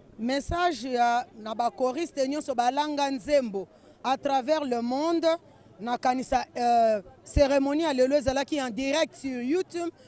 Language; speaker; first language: Lingala; non-native, local second language; Kongo